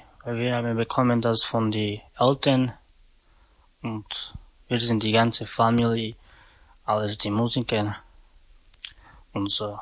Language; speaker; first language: German; non-native, learner; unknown